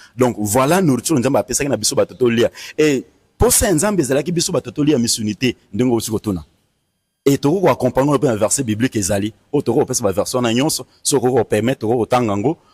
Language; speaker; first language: Lingala; native; Lingala